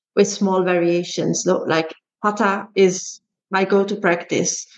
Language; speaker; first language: English; non-native, fluent; German